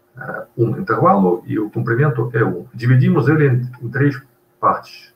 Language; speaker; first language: Portuguese; non-native, fluent; Russian